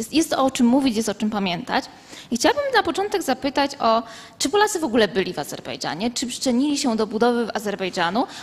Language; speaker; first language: Polish; native; Polish